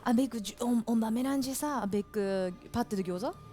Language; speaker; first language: French; non-native, fluent; Japanese